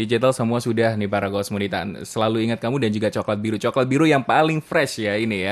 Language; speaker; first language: Indonesian; native; Indonesian